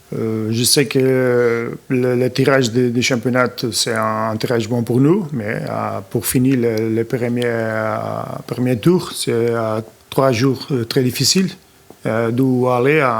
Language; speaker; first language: French; non-native, learner; Portuguese